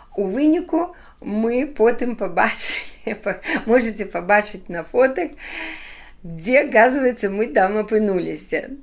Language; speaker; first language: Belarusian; non-native, local second language; Ukrainian